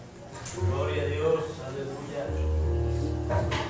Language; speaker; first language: Spanish; native; Spanish